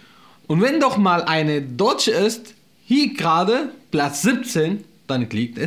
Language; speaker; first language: German; non-native, fluent; Arabic